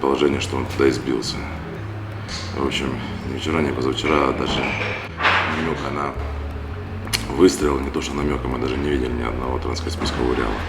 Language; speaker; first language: Russian; native; Russian